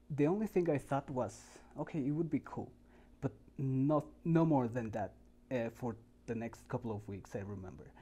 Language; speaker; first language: English; non-native, fluent; Spanish